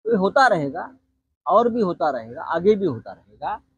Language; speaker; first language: Hindi; non-native, local second language; Marathi